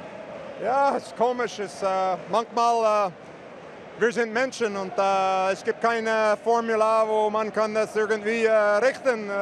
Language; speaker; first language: German; non-native, fluent; English